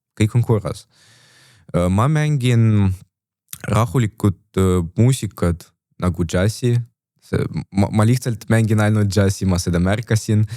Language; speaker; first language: Estonian; non-native, local second language; Russian